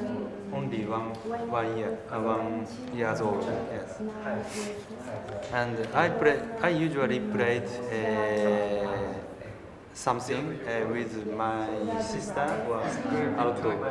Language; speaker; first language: English; non-native, learner; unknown